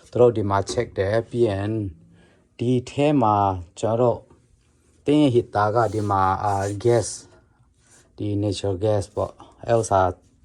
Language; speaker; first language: Burmese; non-native, local second language; Tedim Chin